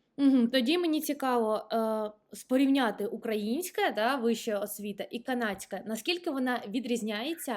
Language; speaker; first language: Ukrainian; native; Ukrainian